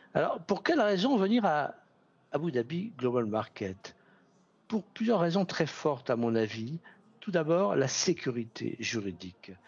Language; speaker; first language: French; native; French